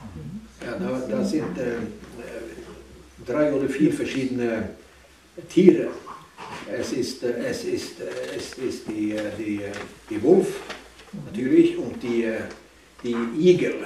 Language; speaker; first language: German; non-native, learner; Northern Sami